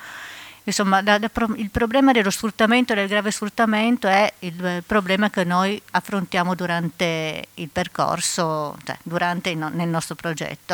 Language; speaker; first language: Italian; native; Italian